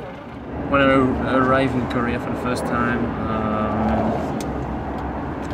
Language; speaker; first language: English; non-native, learner; French